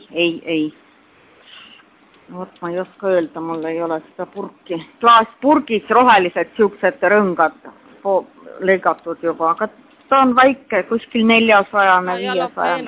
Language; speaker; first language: Estonian; non-native, local second language; Russian